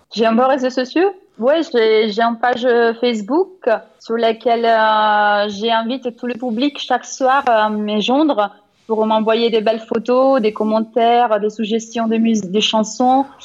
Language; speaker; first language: French; non-native, fluent; Italian